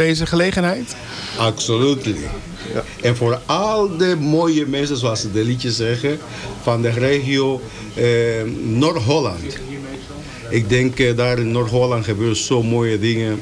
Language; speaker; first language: Dutch; non-native, learner; Spanish